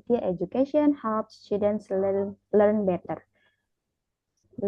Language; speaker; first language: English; non-native, fluent; Indonesian